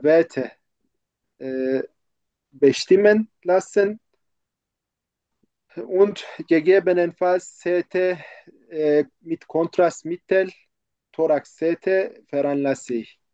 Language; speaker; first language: German; non-native, fluent; Turkish